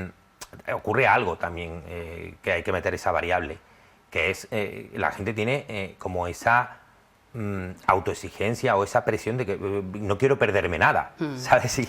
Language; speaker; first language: Spanish; native; Spanish